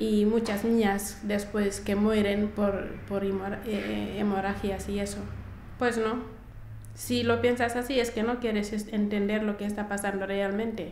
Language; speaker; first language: Spanish; non-native, fluent; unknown